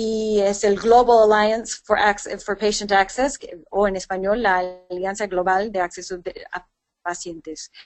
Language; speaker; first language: Spanish; non-native, fluent; English